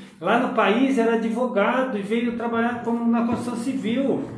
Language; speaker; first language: Portuguese; native; Portuguese